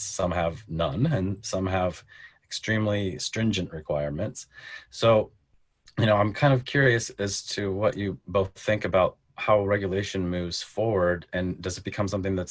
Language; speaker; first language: English; native; English